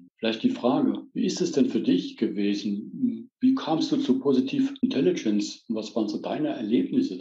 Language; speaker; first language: German; native; German